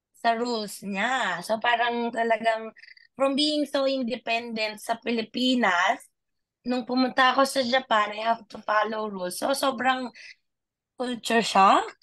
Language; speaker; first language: Filipino; native; Filipino